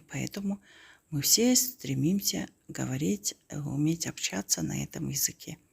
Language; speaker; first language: Russian; non-native, local second language; Kazakh